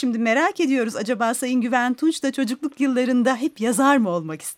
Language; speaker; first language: Turkish; native; Turkish